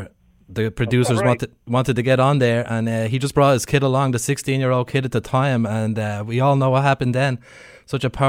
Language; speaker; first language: English; native; English